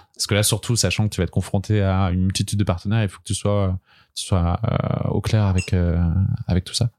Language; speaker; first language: French; native; French